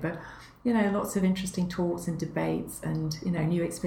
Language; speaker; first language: English; native; English